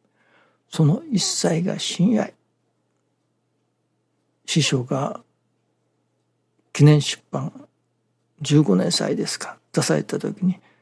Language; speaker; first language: Japanese; native; Japanese